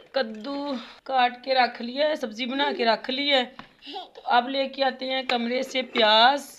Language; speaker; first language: Urdu; non-native, local second language; Punjabi